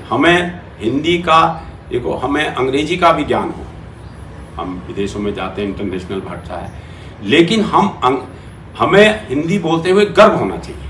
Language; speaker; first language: Hindi; native; Hindi